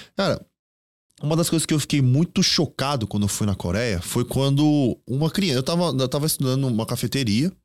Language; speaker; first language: Portuguese; native; Portuguese